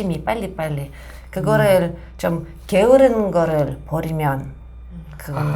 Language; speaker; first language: Korean; non-native, fluent; Russian